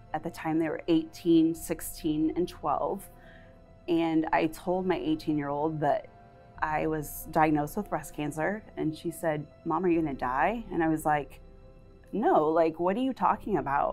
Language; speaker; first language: English; native; English